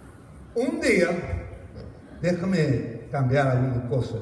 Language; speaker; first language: Spanish; non-native, fluent; English